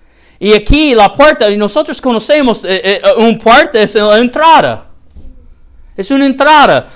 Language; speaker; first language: Spanish; non-native, learner; English